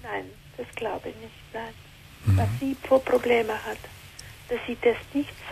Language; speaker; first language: German; non-native, learner; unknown